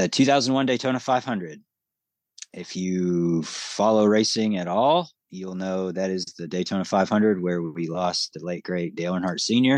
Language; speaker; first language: English; native; English